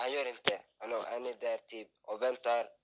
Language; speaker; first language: Swedish; early bilingual, other home language; Somali